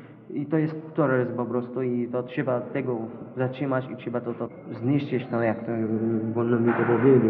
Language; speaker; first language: Polish; non-native, fluent; Arabic